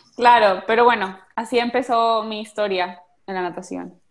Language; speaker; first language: Spanish; native; Spanish